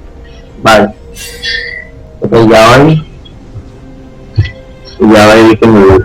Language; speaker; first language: Basque; non-native, local second language; Spanish